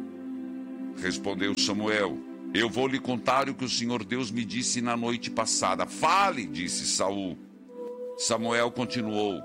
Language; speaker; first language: Portuguese; native; Portuguese